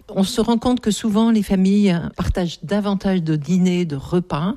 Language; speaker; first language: French; native; French